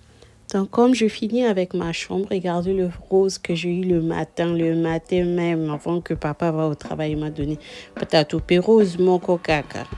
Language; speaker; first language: French; non-native, local second language; Lingala